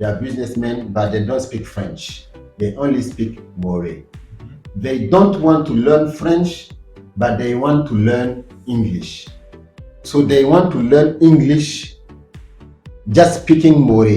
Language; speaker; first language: English; non-native, fluent; French